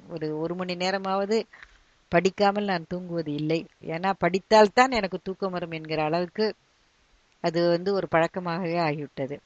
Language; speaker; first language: Tamil; native; Tamil